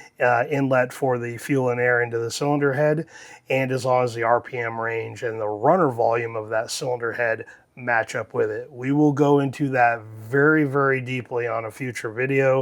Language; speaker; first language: English; native; English